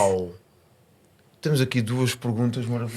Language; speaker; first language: Portuguese; native; Portuguese